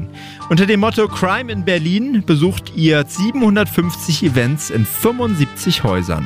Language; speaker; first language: German; native; German